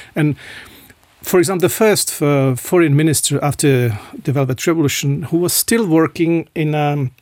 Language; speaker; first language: English; non-native, fluent; Czech